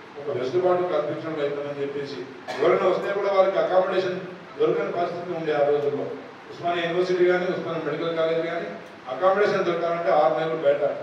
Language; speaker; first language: Telugu; non-native, local second language; Lambadi